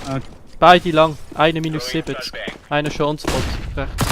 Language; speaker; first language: German; native; German